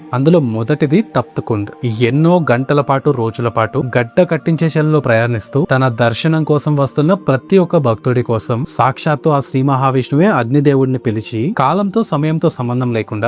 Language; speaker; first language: Telugu; native; Telugu